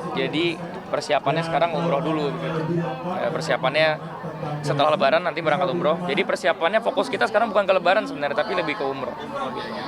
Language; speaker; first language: Indonesian; native; Indonesian